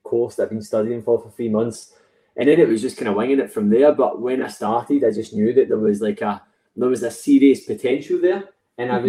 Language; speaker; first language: English; native; English